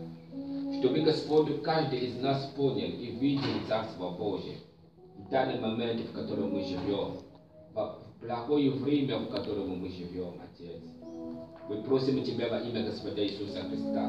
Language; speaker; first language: Russian; non-native, fluent; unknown